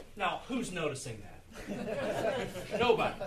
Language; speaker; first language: English; native; English